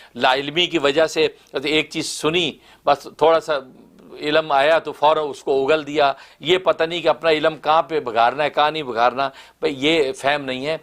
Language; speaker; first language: Urdu; native; Urdu